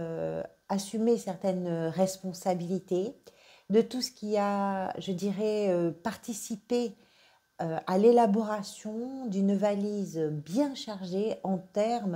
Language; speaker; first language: French; native; French